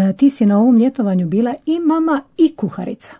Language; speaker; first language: Croatian; native; Croatian